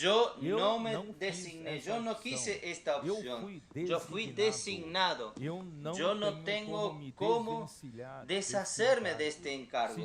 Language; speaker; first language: Spanish; non-native, fluent; Portuguese